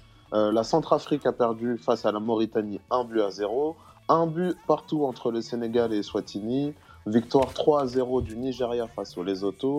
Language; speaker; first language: French; native; French